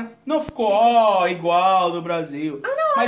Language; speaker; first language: Portuguese; native; Portuguese